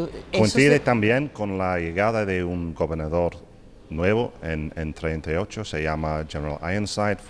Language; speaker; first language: Spanish; non-native, fluent; English